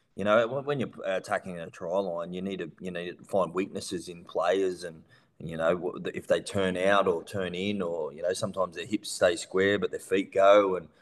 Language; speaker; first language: English; native; English